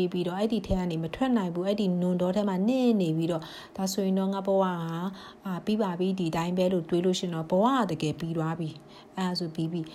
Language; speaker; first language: Burmese; non-native, local second language; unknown